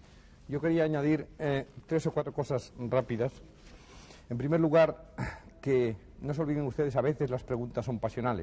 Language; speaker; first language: Spanish; native; Spanish